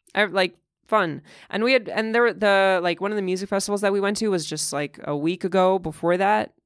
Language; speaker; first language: English; early bilingual, other home language; Russian